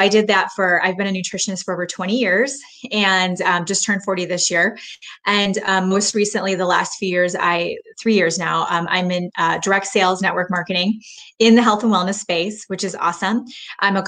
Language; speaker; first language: English; native; English